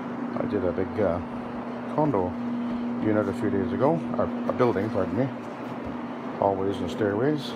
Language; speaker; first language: English; native; English